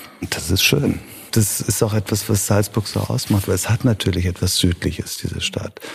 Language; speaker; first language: German; native; German